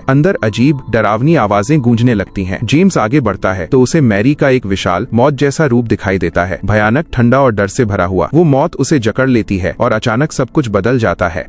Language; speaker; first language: Hindi; native; Hindi